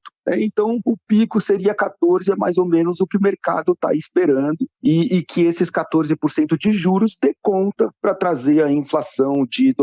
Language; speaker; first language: Portuguese; native; Portuguese